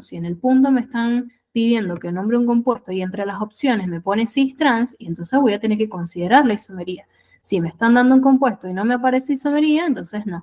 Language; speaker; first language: Spanish; native; Spanish